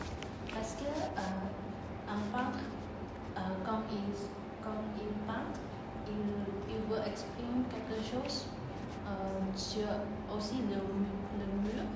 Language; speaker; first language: French; non-native, learner; Khmer